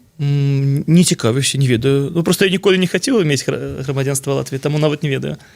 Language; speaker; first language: Belarusian; non-native, local second language; Russian